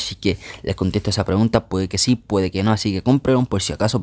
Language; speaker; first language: Spanish; native; Spanish